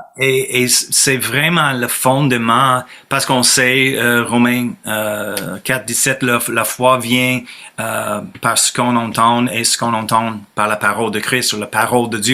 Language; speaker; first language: French; non-native, fluent; English